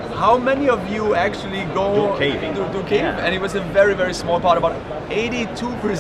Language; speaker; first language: English; non-native, fluent; German